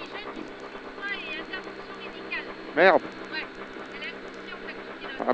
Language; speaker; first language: French; native; French